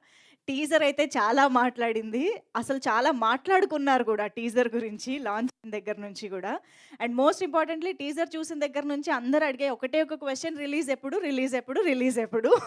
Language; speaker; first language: Telugu; native; Telugu